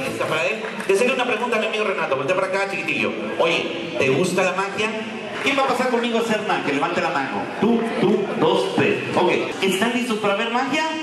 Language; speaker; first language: Spanish; native; Spanish